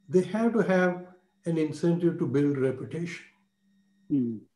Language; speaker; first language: English; non-native, local second language; Marathi